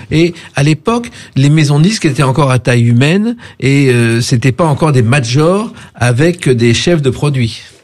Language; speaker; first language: French; native; French